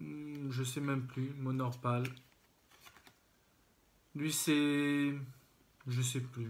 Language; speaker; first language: French; native; French